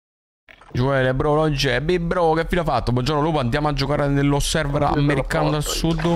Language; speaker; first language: Italian; native; Italian